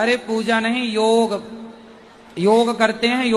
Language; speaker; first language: Hindi; native; Hindi